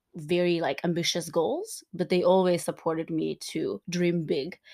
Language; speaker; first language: English; non-native, fluent; Turkmen